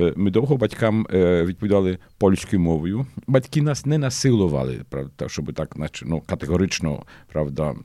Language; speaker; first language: Ukrainian; early bilingual, heritage; Ukrainian